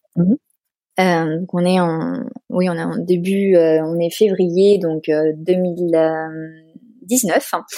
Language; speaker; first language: French; native; French